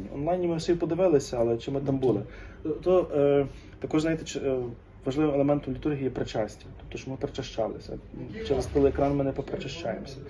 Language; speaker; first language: Ukrainian; native; Ukrainian